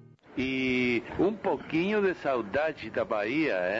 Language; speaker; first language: Portuguese; non-native, fluent; Spanish